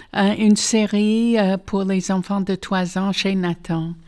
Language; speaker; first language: French; non-native, fluent; English